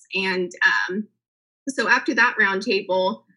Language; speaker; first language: English; native; English